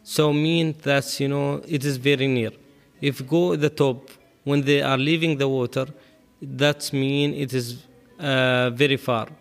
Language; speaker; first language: English; non-native, learner; Arabic